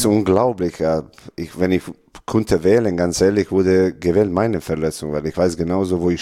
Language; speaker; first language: German; non-native, learner; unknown